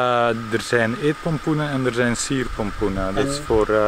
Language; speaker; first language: Dutch; native; Dutch